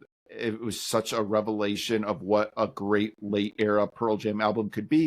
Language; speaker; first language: English; native; English